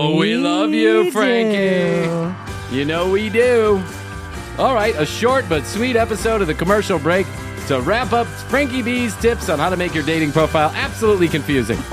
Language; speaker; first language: English; native; English